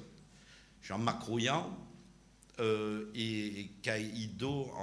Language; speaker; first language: Spanish; non-native, learner; French